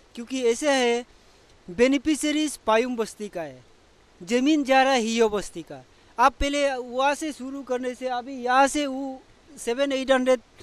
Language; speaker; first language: Hindi; non-native, local second language; Adi